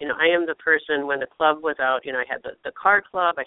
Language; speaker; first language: English; native; English